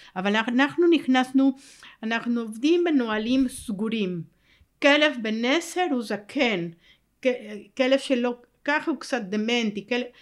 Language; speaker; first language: Hebrew; non-native, fluent; Spanish